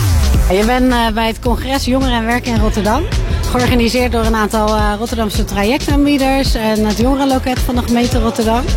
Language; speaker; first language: Dutch; native; Dutch